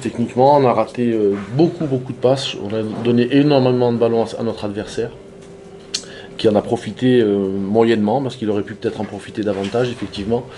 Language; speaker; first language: French; native; French